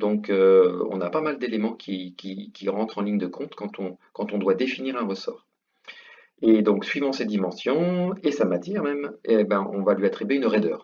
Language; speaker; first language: French; native; French